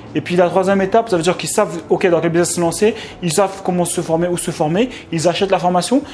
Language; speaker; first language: French; native; French